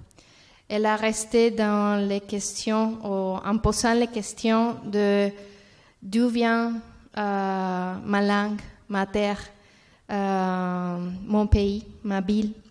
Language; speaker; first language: French; non-native, learner; Spanish